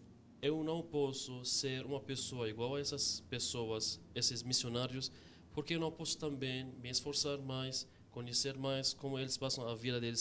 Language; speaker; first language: Portuguese; non-native, fluent; Arabic